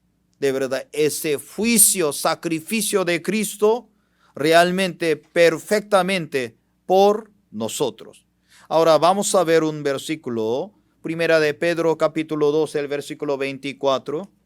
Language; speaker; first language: Spanish; non-native, fluent; Korean